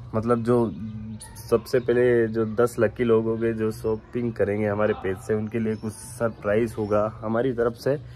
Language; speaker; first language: Hindi; native; Hindi